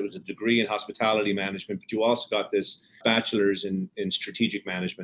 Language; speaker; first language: English; native; English